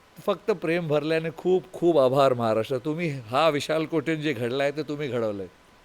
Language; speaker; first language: Marathi; non-native, local second language; Tulu